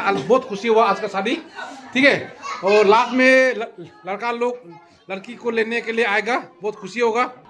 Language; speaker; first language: Hindi; non-native, local second language; Rongmei Naga